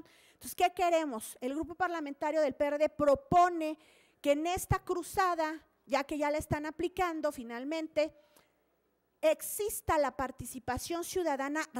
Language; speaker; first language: Spanish; native; Spanish